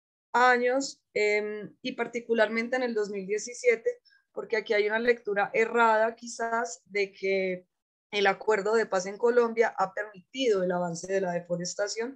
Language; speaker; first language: Spanish; native; Spanish